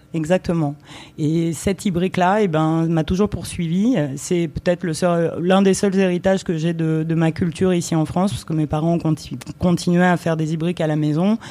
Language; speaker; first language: French; early bilingual, other home language; Romanian